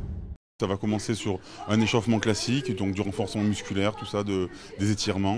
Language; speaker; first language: French; native; French